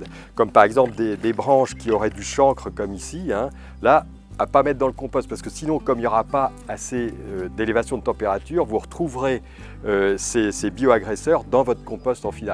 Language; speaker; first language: French; native; French